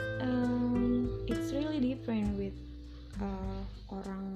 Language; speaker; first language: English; non-native, learner; Indonesian